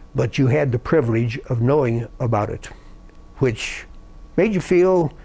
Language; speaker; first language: English; native; English